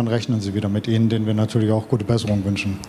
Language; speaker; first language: German; native; German